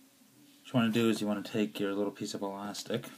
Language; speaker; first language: English; native; English